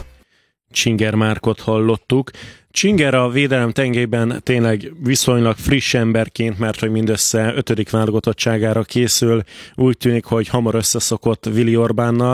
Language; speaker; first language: Hungarian; native; Hungarian